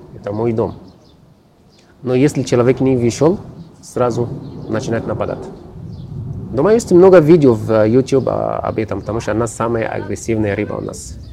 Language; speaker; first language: Russian; non-native, learner; Arabic